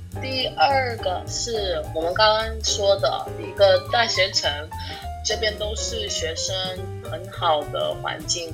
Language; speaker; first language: Chinese; non-native, fluent; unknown